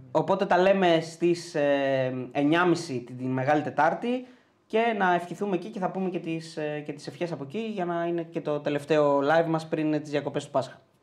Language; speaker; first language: Greek; native; Greek